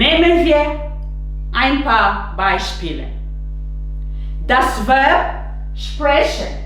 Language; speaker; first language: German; non-native, fluent; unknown